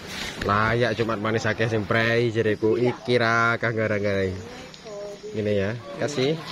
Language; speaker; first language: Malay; non-native, local second language; Javanese